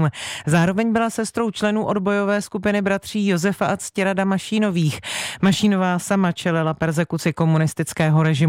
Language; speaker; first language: Czech; native; Czech